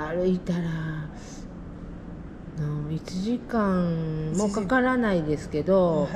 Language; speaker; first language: Japanese; native; Japanese